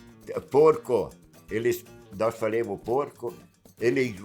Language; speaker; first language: Portuguese; non-native, local second language; Italian